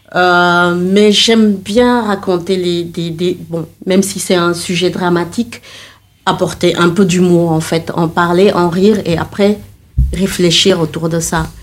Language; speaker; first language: French; non-native, local second language; Wolof